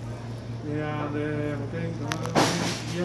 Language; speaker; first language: English; non-native, learner; Spanish